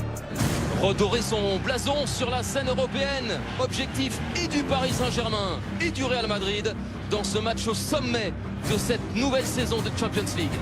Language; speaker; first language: French; native; French